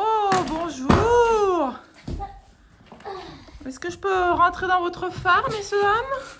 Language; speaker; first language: French; native; French